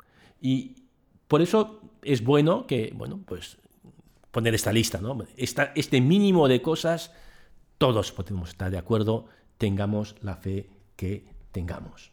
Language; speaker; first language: Spanish; native; Spanish